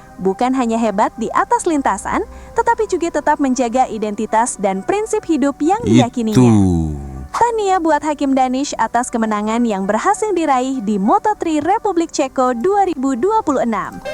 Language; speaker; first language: Indonesian; native; Indonesian